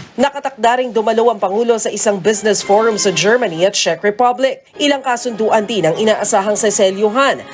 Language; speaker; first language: Filipino; native; Filipino